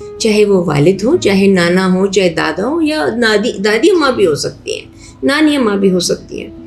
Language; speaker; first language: Urdu; native; Urdu